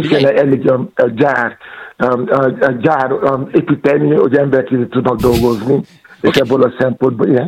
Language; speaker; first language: Hungarian; non-native, fluent; Yoruba